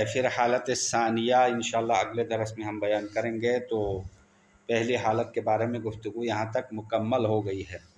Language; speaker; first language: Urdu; non-native, local second language; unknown